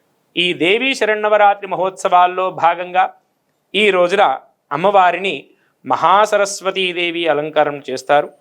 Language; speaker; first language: Telugu; native; Telugu